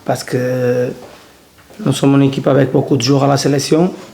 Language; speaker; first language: French; non-native, learner; Portuguese